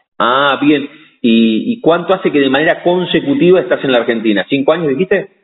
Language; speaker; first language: Spanish; native; Spanish